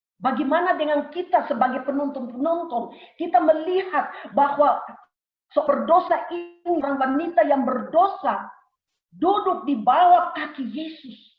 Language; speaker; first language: Indonesian; early bilingual, heritage; Indonesian